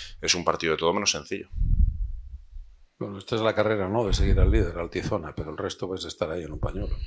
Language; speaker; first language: Spanish; native; Spanish